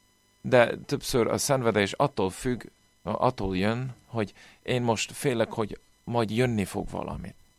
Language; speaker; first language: Hungarian; non-native, fluent; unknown